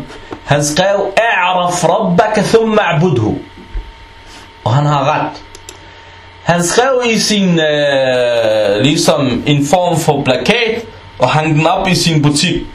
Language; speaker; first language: Danish; non-native, fluent; Arabic